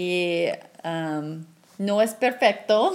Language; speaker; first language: Spanish; non-native, fluent; English